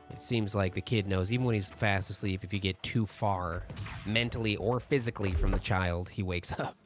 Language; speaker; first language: English; native; English